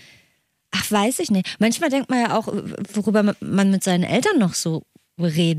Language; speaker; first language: German; native; German